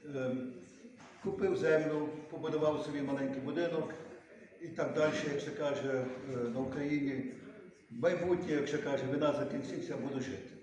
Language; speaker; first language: Ukrainian; early bilingual, heritage; Ukrainian